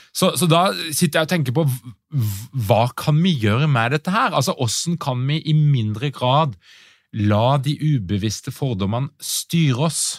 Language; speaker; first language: Norwegian; native; Norwegian